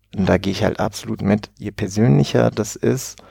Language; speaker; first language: German; native; German